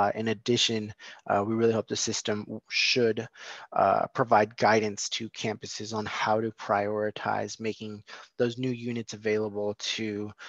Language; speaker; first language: English; native; English